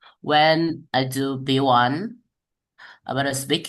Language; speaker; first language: English; non-native, learner; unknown